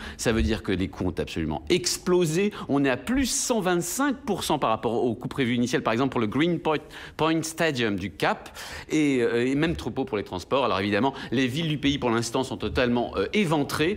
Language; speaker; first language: French; native; French